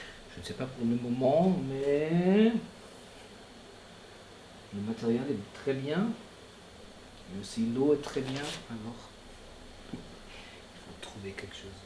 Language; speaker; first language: French; non-native, fluent; German